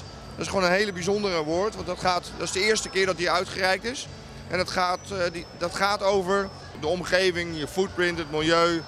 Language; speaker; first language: Dutch; native; Dutch